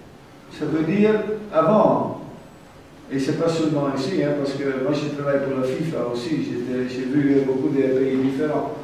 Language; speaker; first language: French; non-native, fluent; German